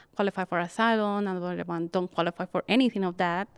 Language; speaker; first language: English; non-native, fluent; Spanish